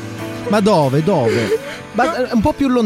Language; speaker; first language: Italian; native; Italian